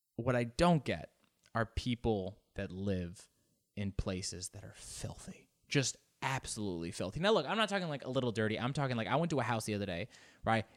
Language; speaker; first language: English; early bilingual, other home language; Spanish